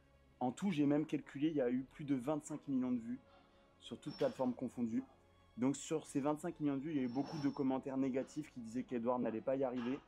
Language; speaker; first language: French; native; French